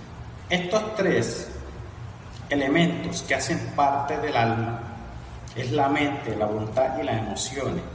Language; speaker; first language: Spanish; native; Spanish